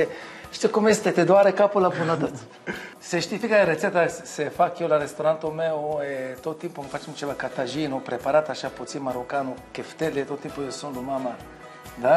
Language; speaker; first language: Romanian; non-native, learner; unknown